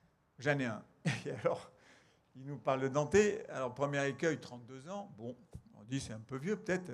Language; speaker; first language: French; native; French